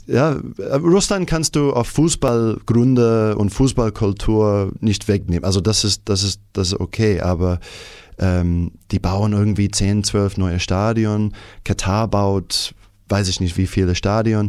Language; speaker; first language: German; non-native, fluent; English